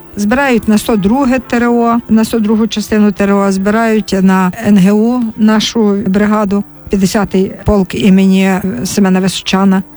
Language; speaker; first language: Ukrainian; native; Ukrainian